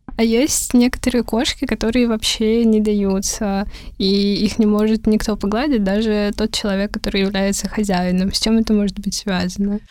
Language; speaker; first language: Russian; native; Russian